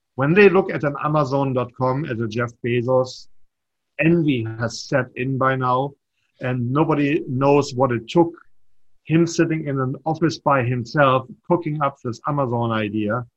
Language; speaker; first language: English; non-native, fluent; German